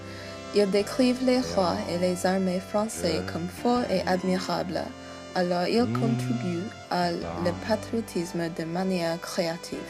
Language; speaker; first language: French; non-native, learner; English